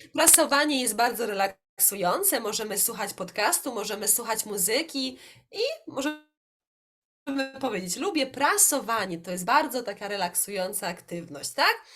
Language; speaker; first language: Polish; native; Polish